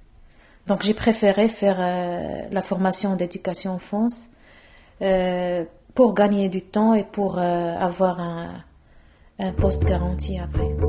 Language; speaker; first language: French; non-native, local second language; Arabic